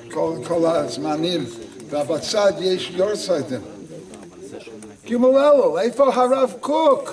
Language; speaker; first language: Hebrew; non-native, fluent; English